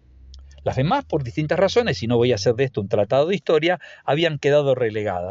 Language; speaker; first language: Spanish; native; Spanish